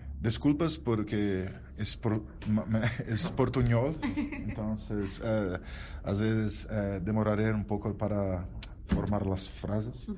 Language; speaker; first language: Spanish; non-native, learner; Portuguese